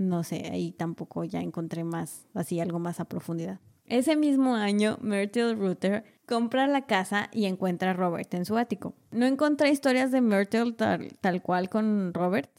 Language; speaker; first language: Spanish; native; Spanish